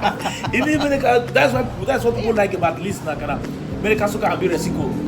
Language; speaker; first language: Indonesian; non-native, fluent; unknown